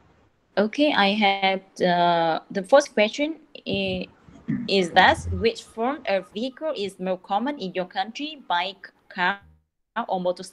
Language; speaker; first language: English; non-native, learner; Vietnamese